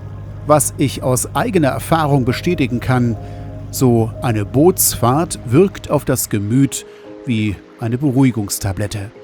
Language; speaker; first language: German; native; German